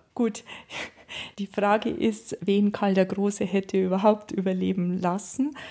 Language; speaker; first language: German; native; German